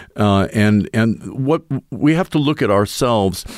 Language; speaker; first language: English; early bilingual, other home language; Russian